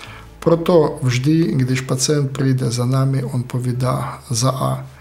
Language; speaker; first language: Czech; non-native, fluent; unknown